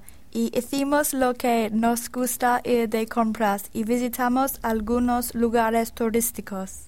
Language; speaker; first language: Spanish; non-native, learner; English